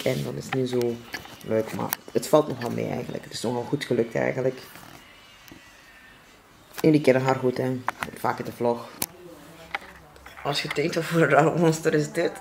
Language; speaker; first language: Dutch; native; Dutch